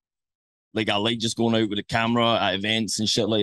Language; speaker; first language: English; native; English